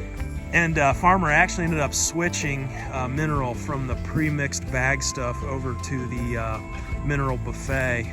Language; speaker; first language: English; native; English